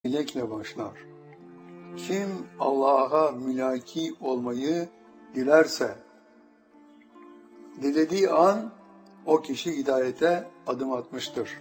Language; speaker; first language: Turkish; native; Turkish